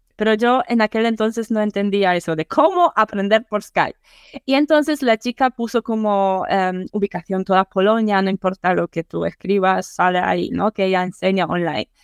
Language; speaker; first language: Spanish; non-native, fluent; Polish